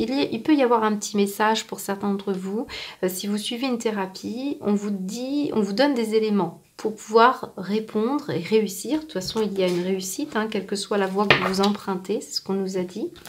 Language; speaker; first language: French; native; French